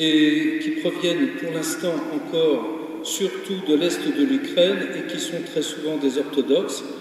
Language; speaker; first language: French; early bilingual, other home language; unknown